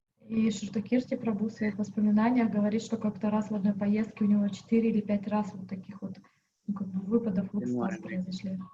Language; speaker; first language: Russian; native; Russian